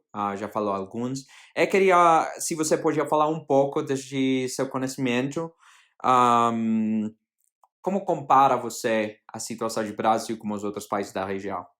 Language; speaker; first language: Portuguese; non-native, fluent; Spanish